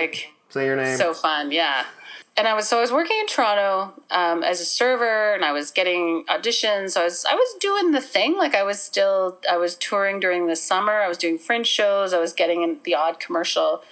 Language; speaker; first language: English; native; English